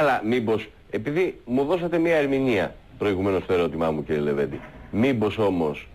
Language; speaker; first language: Greek; native; Greek